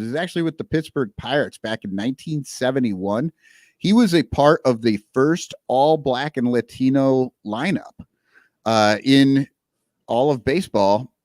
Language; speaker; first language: English; native; English